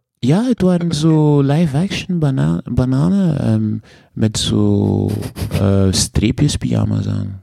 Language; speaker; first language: Dutch; native; Dutch